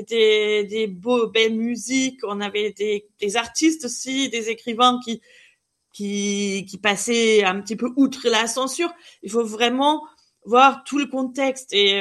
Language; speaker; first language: French; non-native, fluent; German